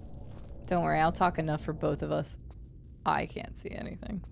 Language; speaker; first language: English; native; English